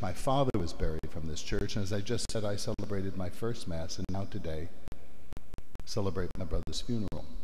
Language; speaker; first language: English; native; English